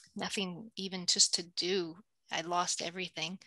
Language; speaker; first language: English; native; English